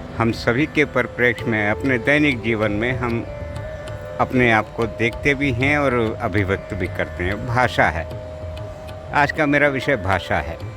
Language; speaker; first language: Hindi; native; Hindi